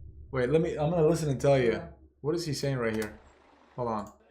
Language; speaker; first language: English; non-native, fluent; Turkish